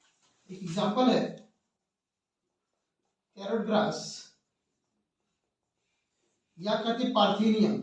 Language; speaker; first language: Hindi; native; Hindi